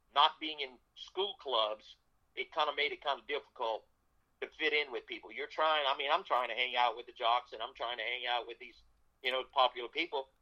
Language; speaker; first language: English; native; English